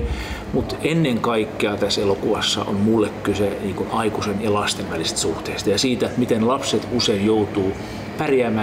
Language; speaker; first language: Finnish; native; Finnish